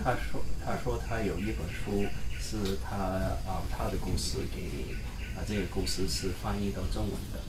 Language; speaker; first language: Chinese; non-native, learner; English